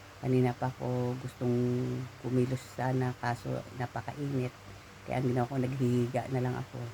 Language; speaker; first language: Filipino; native; Filipino